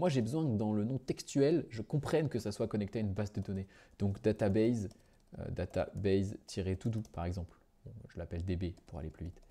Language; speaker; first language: French; native; French